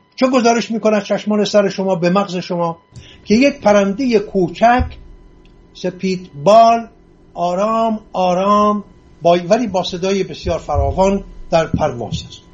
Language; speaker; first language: Persian; non-native, local second language; Assyrian Neo-Aramaic